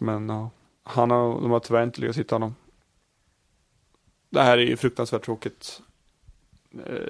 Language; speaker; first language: Swedish; native; Swedish